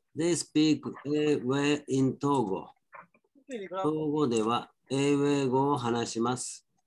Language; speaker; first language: Japanese; native; Japanese